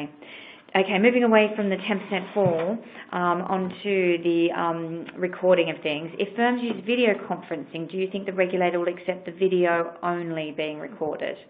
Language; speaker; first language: English; native; English